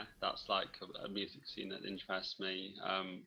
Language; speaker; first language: English; native; English